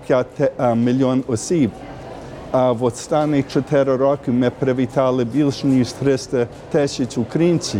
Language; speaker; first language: Ukrainian; early bilingual, heritage; Ukrainian